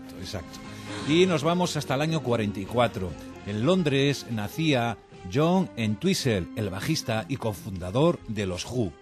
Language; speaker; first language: Spanish; native; Spanish